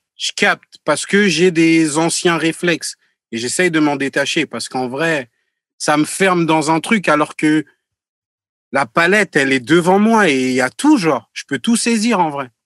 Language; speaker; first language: French; native; French